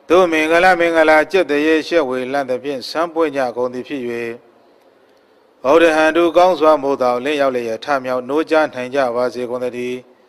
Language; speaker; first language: Burmese; native; Burmese